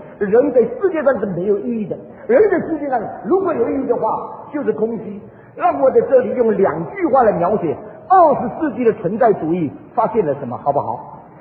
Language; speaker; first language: Chinese; early bilingual, heritage; Chinese